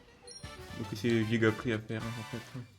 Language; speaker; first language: French; native; French